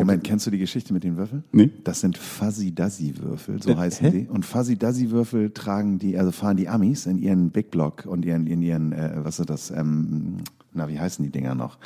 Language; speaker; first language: German; native; German